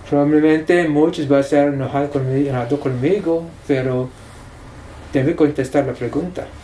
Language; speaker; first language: Spanish; non-native, fluent; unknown